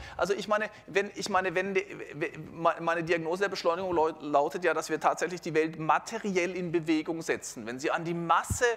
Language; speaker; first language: German; native; German